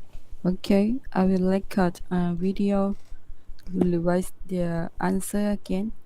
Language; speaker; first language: English; non-native, learner; Thai